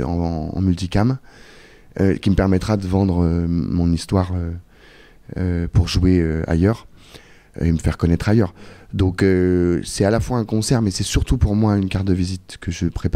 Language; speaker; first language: French; native; French